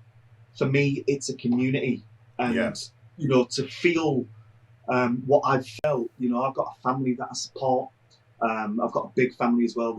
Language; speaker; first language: English; native; English